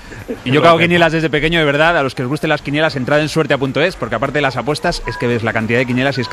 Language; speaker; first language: Spanish; native; Spanish